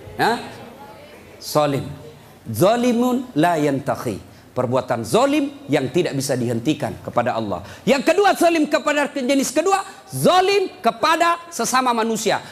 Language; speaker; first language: Indonesian; native; Indonesian